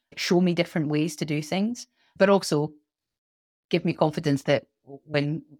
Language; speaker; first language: English; native; English